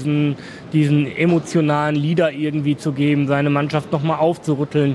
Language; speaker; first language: German; native; German